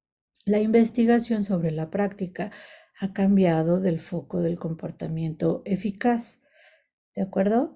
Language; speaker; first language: Spanish; native; Spanish